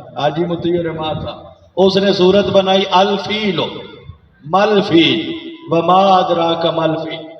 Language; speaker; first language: Urdu; non-native, local second language; Punjabi